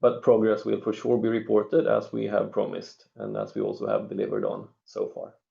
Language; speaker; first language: English; non-native, fluent; Swedish